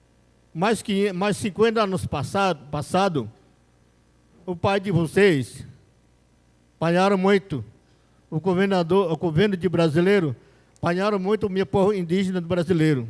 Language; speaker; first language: Portuguese; non-native, local second language; Yanomámi